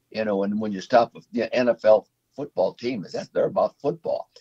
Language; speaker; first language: English; native; English